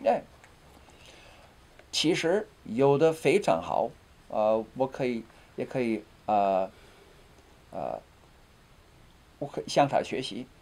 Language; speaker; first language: Chinese; non-native, fluent; English